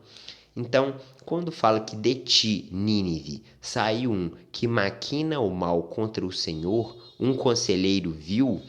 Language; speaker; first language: Portuguese; native; Portuguese